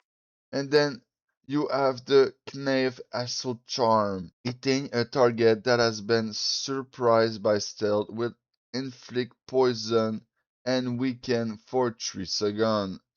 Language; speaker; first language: English; non-native, fluent; French